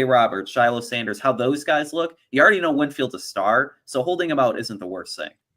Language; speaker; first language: English; native; English